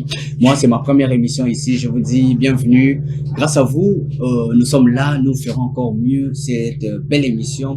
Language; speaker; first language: French; non-native, local second language; Lingala